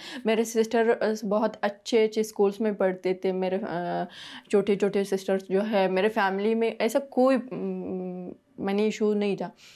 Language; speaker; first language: Hindi; non-native, fluent; Persian